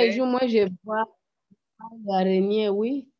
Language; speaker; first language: French; non-native, learner; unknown